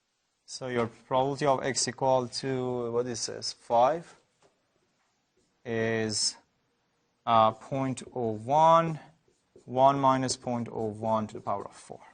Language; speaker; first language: English; non-native, fluent; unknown